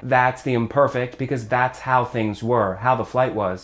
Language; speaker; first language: English; native; English